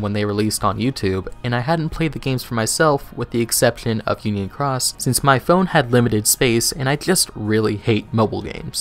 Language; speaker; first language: English; native; English